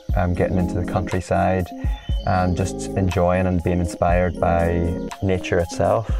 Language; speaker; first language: English; native; English